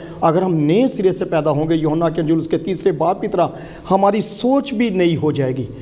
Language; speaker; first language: Urdu; non-native, local second language; Punjabi